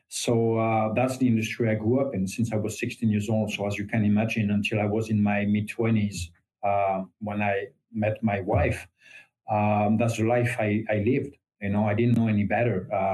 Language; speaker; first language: English; non-native, fluent; French